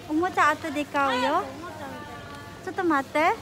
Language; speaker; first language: Japanese; non-native, fluent; Filipino